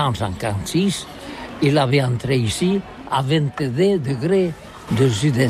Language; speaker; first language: French; non-native, learner; Catalan